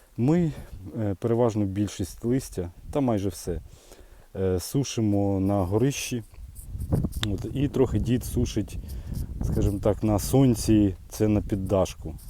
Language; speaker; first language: Ukrainian; native; Ukrainian